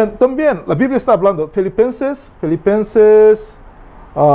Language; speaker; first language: Spanish; non-native, learner; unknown